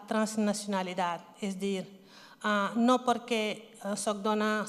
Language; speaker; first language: Catalan; non-native, learner; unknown